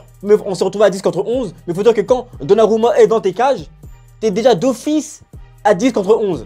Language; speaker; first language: French; native; French